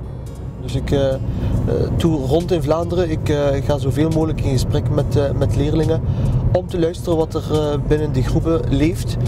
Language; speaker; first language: Dutch; early bilingual, other home language; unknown